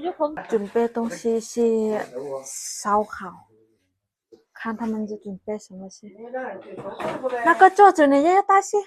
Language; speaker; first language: Chinese; non-native, fluent; Lao